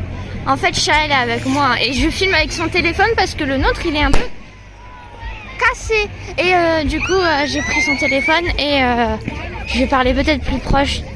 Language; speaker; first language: French; native; French